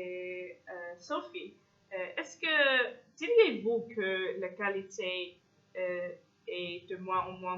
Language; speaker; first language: French; non-native, fluent; English